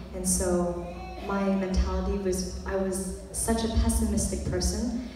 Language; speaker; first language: English; early bilingual, other home language; Vietnamese